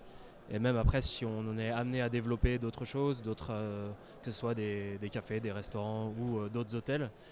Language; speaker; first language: French; native; French